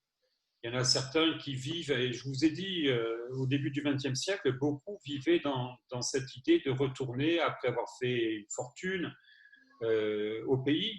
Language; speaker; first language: French; native; French